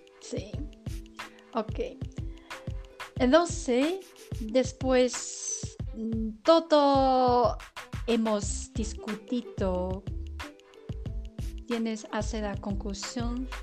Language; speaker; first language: Spanish; non-native, learner; Chinese